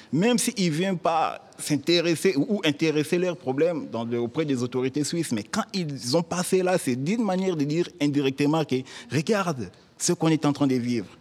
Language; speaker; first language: French; non-native, local second language; Lingala